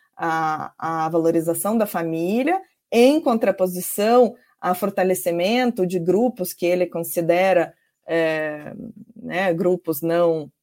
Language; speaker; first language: Portuguese; non-native, fluent; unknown